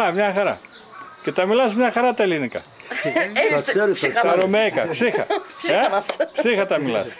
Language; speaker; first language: Greek; native; Greek